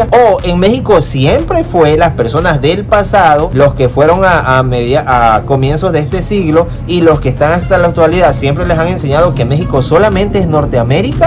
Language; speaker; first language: Spanish; native; Spanish